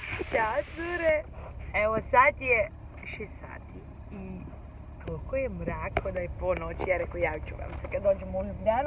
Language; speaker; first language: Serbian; early bilingual, heritage; Serbian